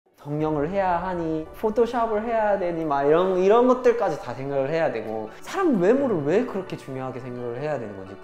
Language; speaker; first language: Korean; non-native, fluent; English